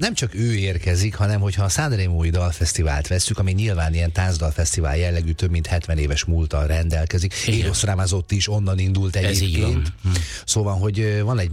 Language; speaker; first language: Hungarian; native; Hungarian